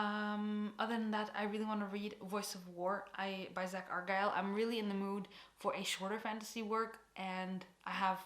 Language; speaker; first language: English; non-native, fluent; Portuguese